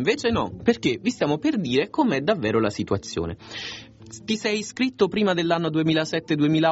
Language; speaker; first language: Italian; native; Italian